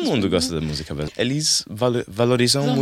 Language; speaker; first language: Portuguese; non-native, learner; English